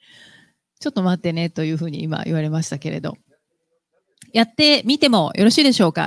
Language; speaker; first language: Japanese; native; Japanese